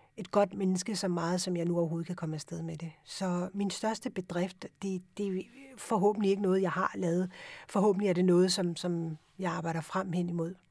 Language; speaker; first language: Danish; early bilingual, other home language; Urdu